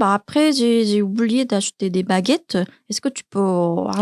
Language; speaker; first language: French; non-native, learner; Korean